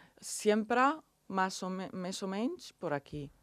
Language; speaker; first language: Catalan; non-native, learner; Italian